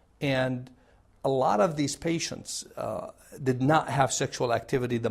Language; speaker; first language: English; non-native, fluent; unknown